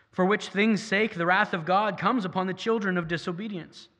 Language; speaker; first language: English; native; English